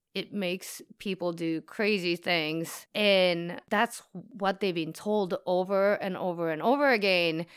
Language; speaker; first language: English; non-native, fluent; Japanese